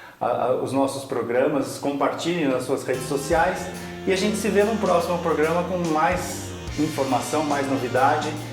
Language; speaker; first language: Portuguese; native; Portuguese